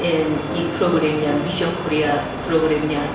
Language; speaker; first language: Indonesian; non-native, learner; Korean